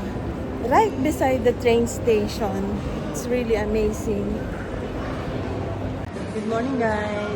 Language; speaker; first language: English; non-native, fluent; Filipino